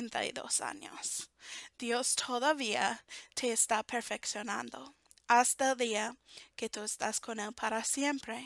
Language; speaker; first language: Spanish; non-native, fluent; English